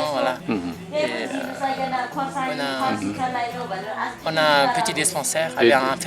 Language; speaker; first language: French; non-native, learner; Nepali